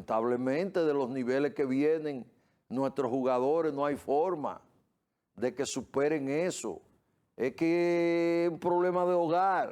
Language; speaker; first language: Spanish; native; Spanish